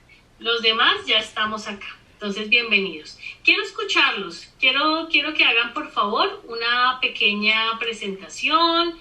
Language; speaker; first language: Spanish; non-native, fluent; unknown